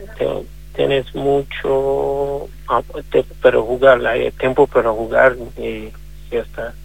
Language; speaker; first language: Spanish; non-native, learner; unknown